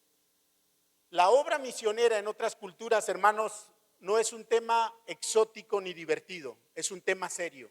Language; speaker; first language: Spanish; native; Spanish